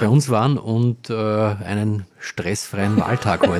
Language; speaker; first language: German; native; German